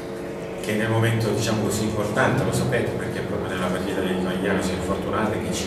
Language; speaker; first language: Italian; native; Italian